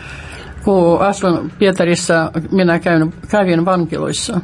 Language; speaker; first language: Finnish; non-native, fluent; Russian